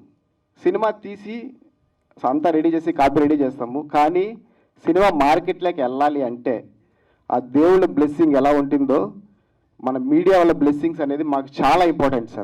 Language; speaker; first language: Telugu; native; Telugu